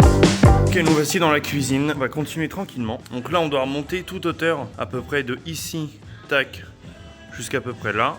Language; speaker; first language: French; native; French